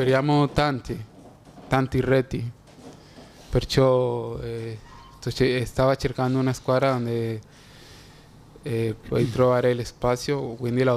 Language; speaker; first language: Italian; non-native, fluent; Spanish